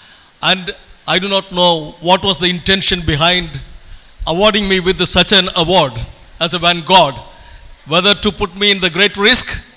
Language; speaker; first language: English; non-native, local second language; Tamil